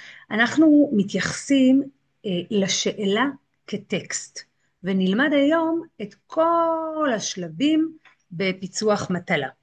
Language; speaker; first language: Hebrew; native; Hebrew